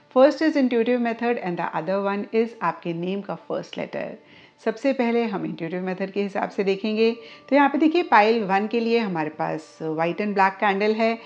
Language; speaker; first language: Hindi; native; Hindi